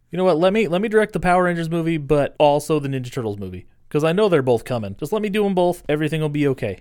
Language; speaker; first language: English; native; English